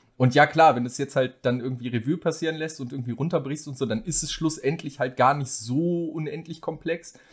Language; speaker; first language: German; native; German